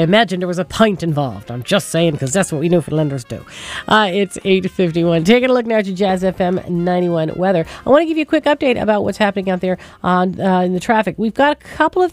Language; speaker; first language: English; native; English